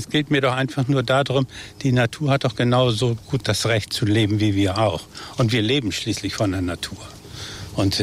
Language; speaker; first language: German; native; German